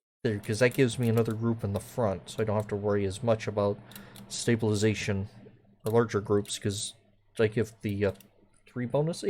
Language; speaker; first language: English; native; English